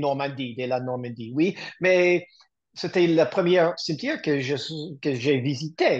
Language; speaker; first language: French; non-native, learner; English